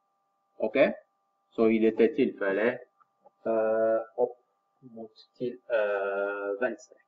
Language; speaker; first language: Norwegian; non-native, fluent; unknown